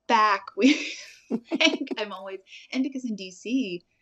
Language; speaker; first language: English; native; English